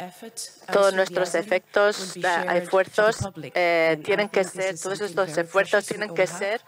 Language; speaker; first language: Spanish; non-native, fluent; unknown